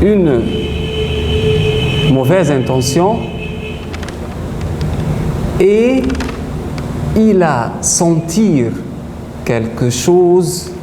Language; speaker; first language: French; non-native, fluent; Arabic